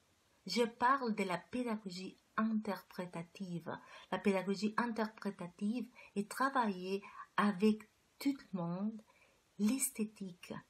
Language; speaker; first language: French; non-native, fluent; Spanish